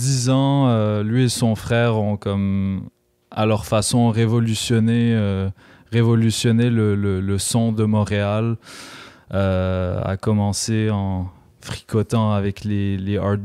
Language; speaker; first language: French; native; French